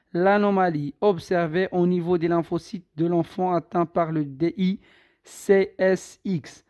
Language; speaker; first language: French; non-native, local second language; Arabic